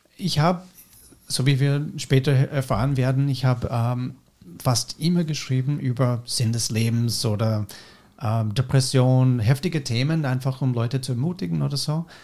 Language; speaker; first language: German; non-native, fluent; English